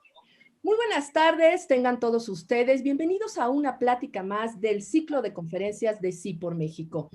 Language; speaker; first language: Spanish; native; Spanish